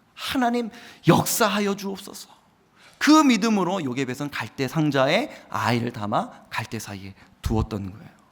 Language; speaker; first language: Korean; native; Korean